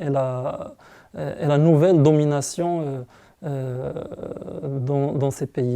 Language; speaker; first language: French; non-native, local second language; Arabic